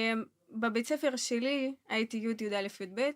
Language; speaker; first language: Hebrew; non-native, fluent; Russian